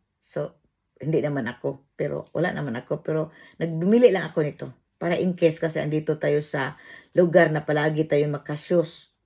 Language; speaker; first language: Filipino; non-native, local second language; Cebuano